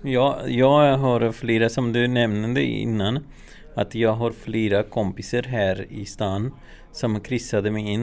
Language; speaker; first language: Swedish; non-native, learner; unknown